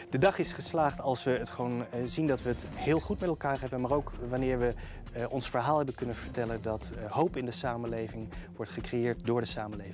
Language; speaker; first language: Dutch; native; Dutch